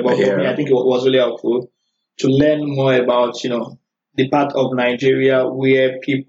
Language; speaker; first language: English; non-native, local second language; Yoruba